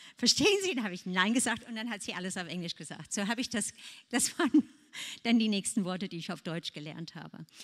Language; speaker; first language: German; non-native, fluent; English